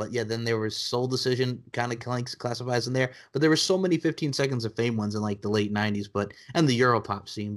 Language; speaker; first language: English; native; English